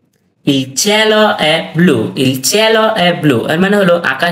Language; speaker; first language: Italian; non-native, learner; Bangla